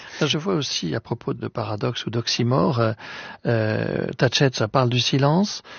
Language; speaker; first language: French; native; French